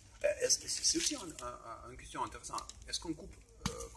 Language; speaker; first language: French; non-native, fluent; Russian